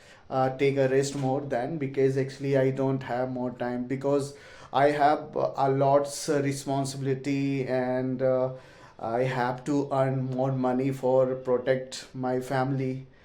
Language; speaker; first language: English; non-native, learner; Hindi